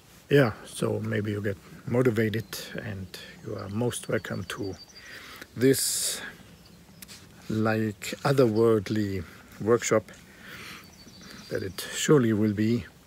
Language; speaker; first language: English; non-native, fluent; German